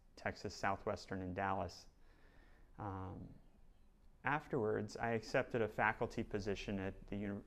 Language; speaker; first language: English; native; English